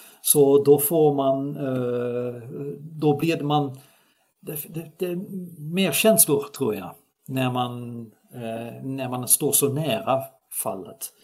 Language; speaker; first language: Swedish; non-native, fluent; Dutch